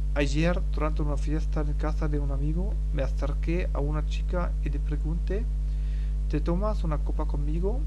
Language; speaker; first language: Spanish; non-native, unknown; German